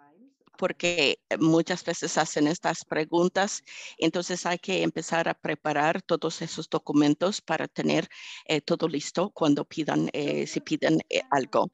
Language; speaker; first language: Spanish; early bilingual, heritage; English